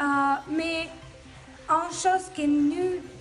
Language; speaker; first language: French; non-native, learner; Spanish